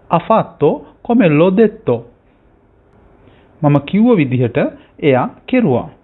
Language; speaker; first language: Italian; non-native, fluent; Sinhala